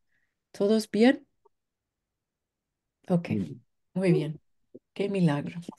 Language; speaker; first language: Spanish; non-native, fluent; English